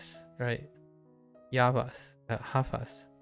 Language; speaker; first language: Spanish; non-native, learner; English